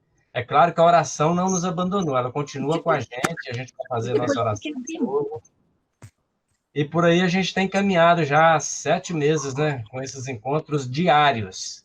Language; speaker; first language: Portuguese; native; Portuguese